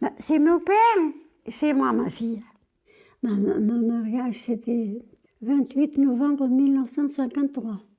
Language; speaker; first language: French; non-native, fluent; Portuguese